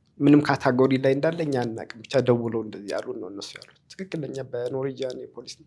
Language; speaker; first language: Amharic; native; Amharic